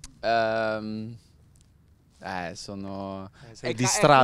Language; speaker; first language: Italian; non-native, learner; Dutch